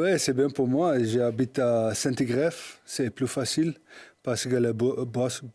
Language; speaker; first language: French; non-native, learner; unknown